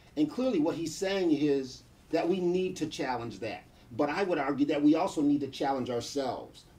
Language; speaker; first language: English; native; English